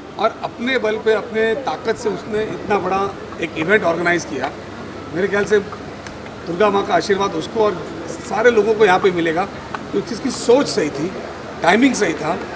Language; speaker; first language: Hindi; native; Hindi